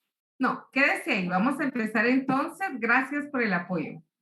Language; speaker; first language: Spanish; native; Spanish